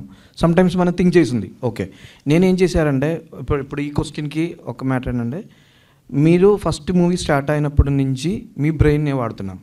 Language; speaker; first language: Telugu; non-native, learner; Malayalam